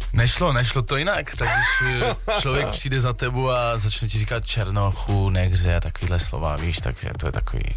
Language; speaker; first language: Czech; early bilingual, other home language; French